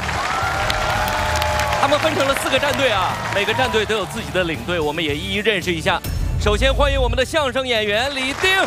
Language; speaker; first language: Chinese; native; Chinese